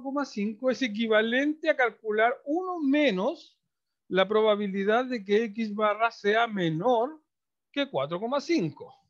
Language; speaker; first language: Spanish; native; Spanish